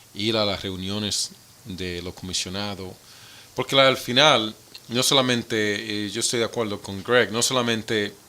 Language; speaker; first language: Spanish; early bilingual, other home language; English